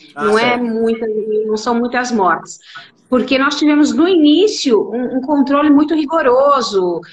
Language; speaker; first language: Portuguese; native; Portuguese